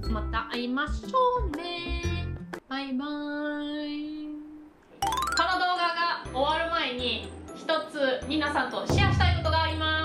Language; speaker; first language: Japanese; non-native, fluent; German